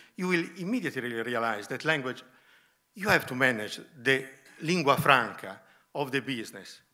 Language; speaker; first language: English; non-native, fluent; Italian